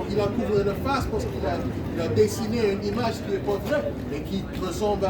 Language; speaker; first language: French; non-native, learner; English